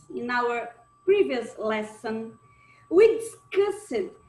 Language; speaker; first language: English; non-native, fluent; Portuguese